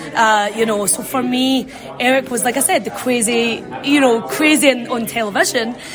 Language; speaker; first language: English; native; English